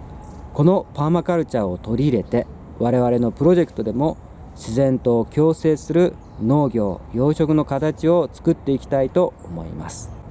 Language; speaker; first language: Japanese; non-native, fluent; Korean